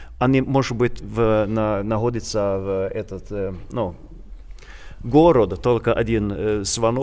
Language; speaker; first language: Russian; non-native, learner; Swedish